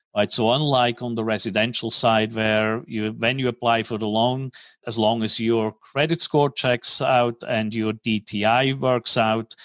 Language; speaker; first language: English; non-native, fluent; German